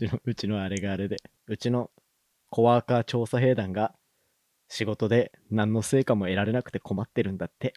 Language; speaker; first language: Japanese; native; Japanese